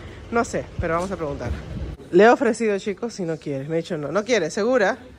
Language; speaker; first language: Spanish; native; Spanish